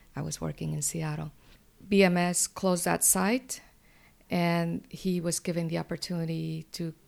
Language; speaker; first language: English; early bilingual, other home language; Spanish